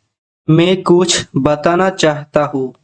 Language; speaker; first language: Hindi; non-native, fluent; Bangla